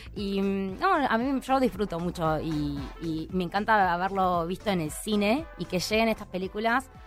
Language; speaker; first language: Spanish; native; Spanish